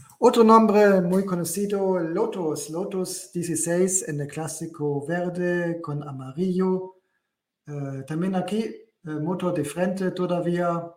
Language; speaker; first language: Spanish; non-native, learner; German